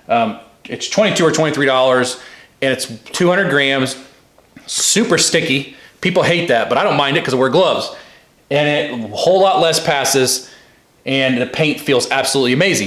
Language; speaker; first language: English; native; English